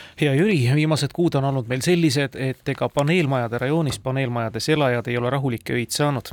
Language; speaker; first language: Estonian; native; Estonian